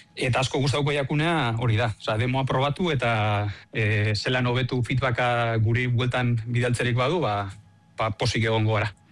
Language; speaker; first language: Basque; native; Basque